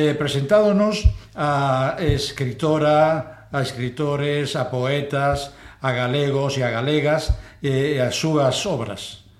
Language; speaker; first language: Galician; non-native, local second language; Spanish